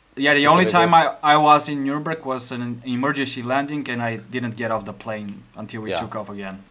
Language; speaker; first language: English; non-native, fluent; Bulgarian